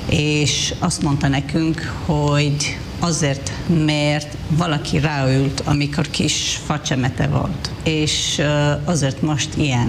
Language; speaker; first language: Hungarian; non-native, fluent; Hebrew